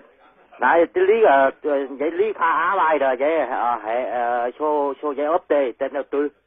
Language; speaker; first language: Danish; non-native, learner; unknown